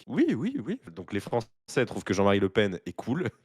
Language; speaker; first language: French; native; French